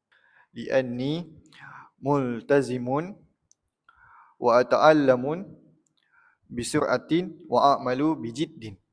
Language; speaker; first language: Arabic; non-native, learner; Malay